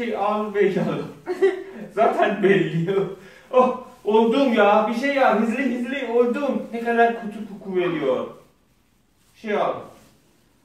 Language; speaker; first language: Turkish; non-native, learner; Azerbaijani